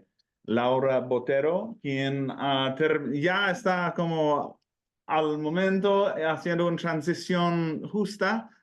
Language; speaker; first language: Spanish; non-native, fluent; English